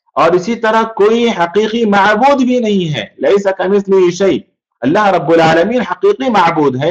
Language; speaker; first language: Urdu; native; Urdu